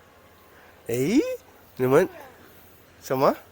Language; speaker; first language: Chinese; non-native, learner; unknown